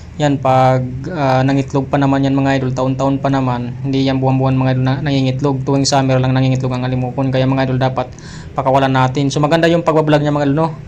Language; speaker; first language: Filipino; non-native, local second language; Bikol